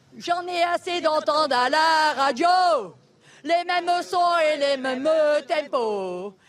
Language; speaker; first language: French; native; French